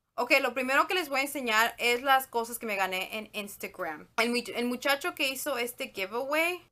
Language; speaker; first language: Spanish; early bilingual, heritage; Spanish